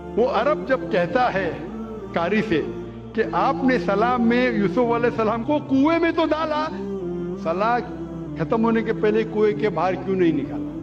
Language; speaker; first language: Urdu; non-native, local second language; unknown